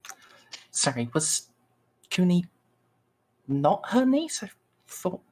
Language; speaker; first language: English; native; English